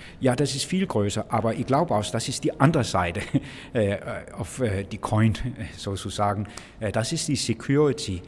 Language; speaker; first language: German; non-native, fluent; Danish